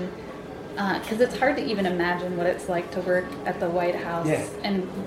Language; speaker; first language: English; native; English